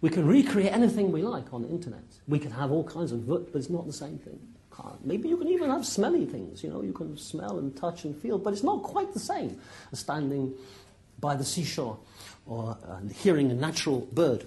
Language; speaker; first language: English; native; English